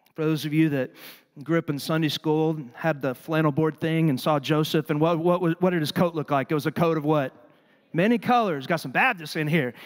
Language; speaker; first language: English; native; English